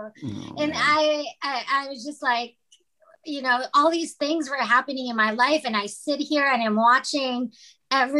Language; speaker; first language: English; non-native, local second language; Filipino